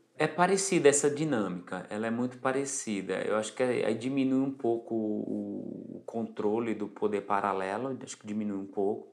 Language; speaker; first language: Portuguese; native; Portuguese